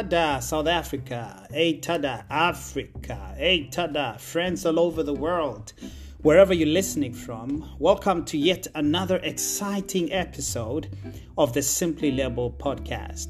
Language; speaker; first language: English; non-native, local second language; Tswana